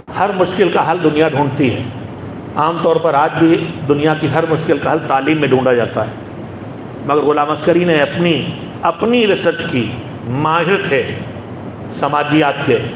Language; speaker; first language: Urdu; native; Urdu